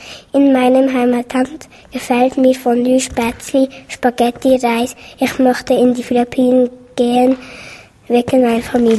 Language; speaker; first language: German; early bilingual, other home language; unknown